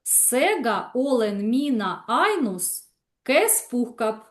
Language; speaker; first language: Estonian; non-native, learner; Russian